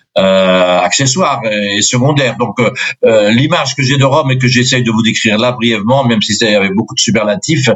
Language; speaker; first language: French; non-native, local second language; Swiss German